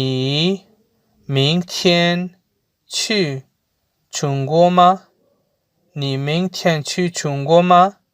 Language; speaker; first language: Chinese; non-native, learner; Urdu